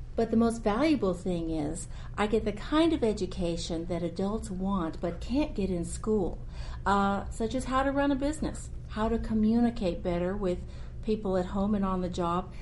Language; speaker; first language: English; native; English